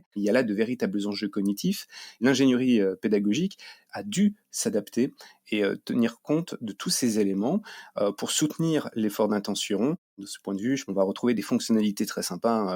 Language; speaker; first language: French; native; French